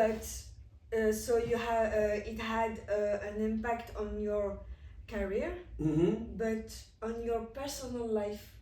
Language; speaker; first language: English; non-native, fluent; French